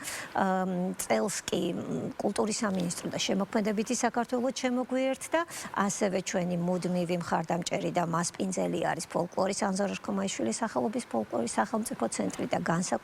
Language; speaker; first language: Georgian; native; Georgian